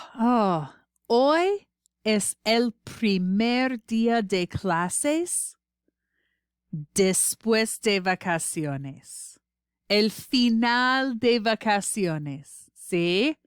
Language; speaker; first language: Spanish; non-native, fluent; English